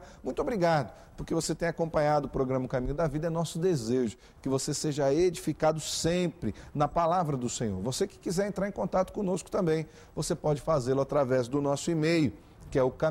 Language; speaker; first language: Portuguese; native; Portuguese